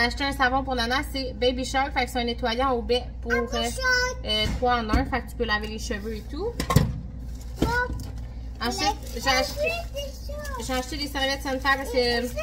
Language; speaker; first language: French; native; French